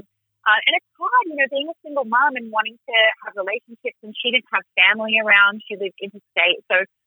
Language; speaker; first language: English; native; English